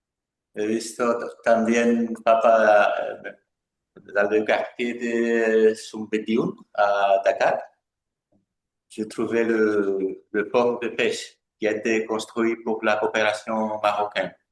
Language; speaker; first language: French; non-native, fluent; Spanish